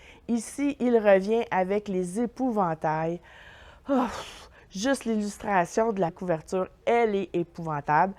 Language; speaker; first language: French; native; French